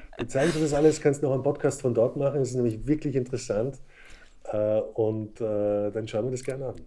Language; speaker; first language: German; early bilingual, other home language; Slovak